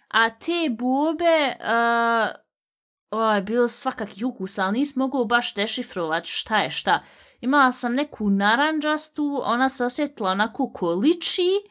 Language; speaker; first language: Bosnian; native; Bosnian